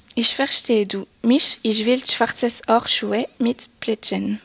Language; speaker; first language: German; non-native, learner; French